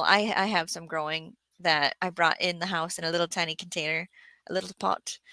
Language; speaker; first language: English; native; English